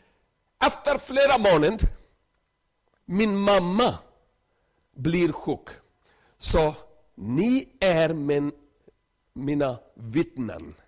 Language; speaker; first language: Swedish; non-native, learner; Urdu